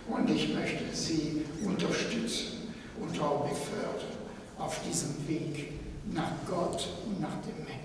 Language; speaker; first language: German; non-native, fluent; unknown